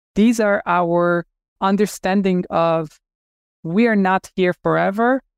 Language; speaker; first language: English; non-native, fluent; Turkish